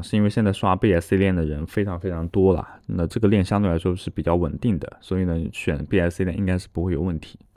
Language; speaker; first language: Chinese; native; Chinese